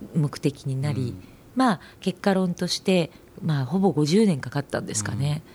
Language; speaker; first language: Japanese; native; Japanese